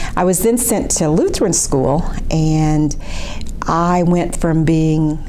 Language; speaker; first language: English; native; English